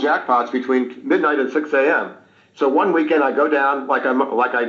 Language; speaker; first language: English; native; English